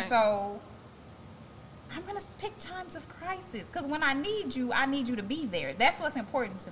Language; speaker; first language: English; native; English